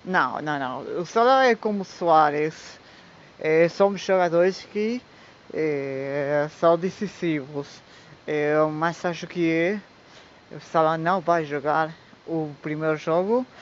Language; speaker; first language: Portuguese; non-native, learner; Spanish